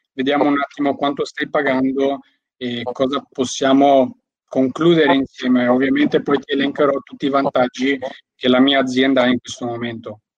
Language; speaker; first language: Italian; early bilingual, other home language; Albanian